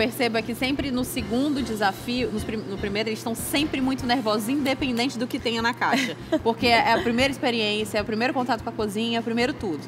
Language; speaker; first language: Portuguese; native; Portuguese